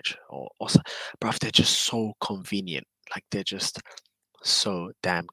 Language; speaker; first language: English; native; English